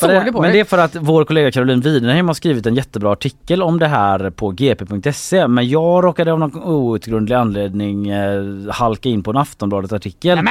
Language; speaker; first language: Swedish; native; Swedish